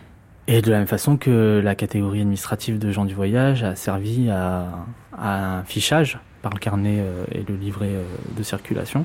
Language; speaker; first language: French; native; French